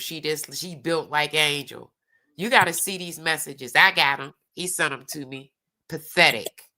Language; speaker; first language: English; native; English